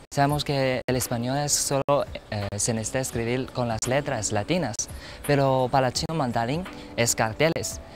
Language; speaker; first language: Spanish; non-native, fluent; Chinese